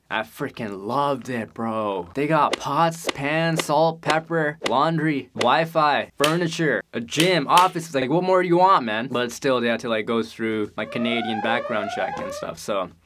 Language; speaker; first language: English; native; English